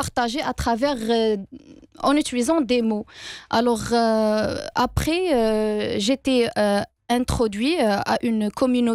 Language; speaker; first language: French; non-native, local second language; Arabic